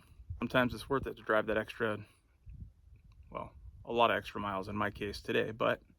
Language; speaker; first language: English; native; English